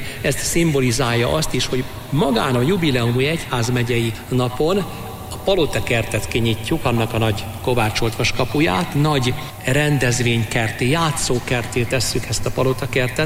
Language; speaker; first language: Hungarian; native; Hungarian